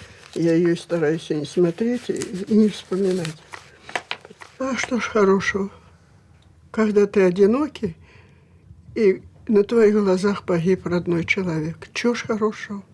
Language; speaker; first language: Russian; native; Russian